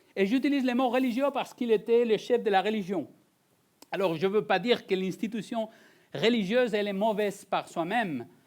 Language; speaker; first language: French; non-native, fluent; Spanish